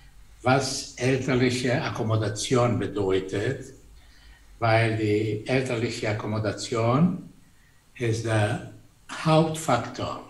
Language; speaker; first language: German; non-native, fluent; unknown